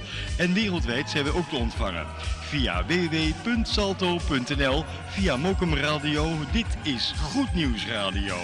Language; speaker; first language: Dutch; native; Dutch